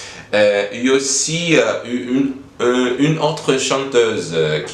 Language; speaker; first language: French; non-native, learner; English